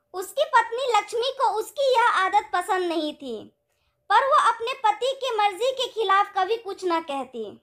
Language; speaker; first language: Hindi; native; Hindi